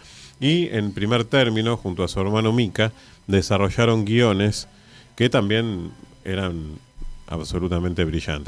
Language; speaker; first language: Spanish; native; Spanish